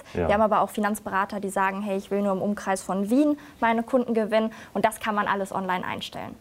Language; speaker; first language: German; native; German